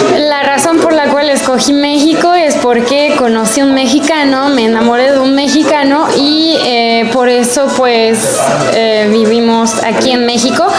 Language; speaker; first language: Spanish; non-native, fluent; French